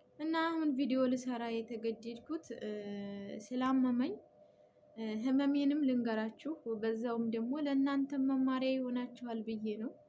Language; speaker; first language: Amharic; native; Amharic